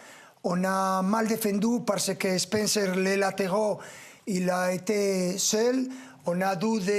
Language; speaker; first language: French; non-native, fluent; Spanish